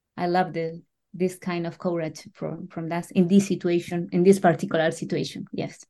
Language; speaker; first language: English; non-native, learner; Spanish